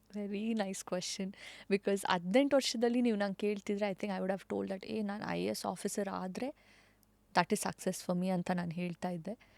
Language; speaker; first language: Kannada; non-native, local second language; Tulu